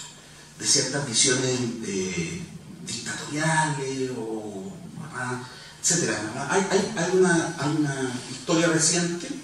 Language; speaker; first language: Spanish; native; Spanish